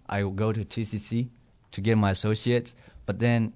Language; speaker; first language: English; non-native, fluent; Burmese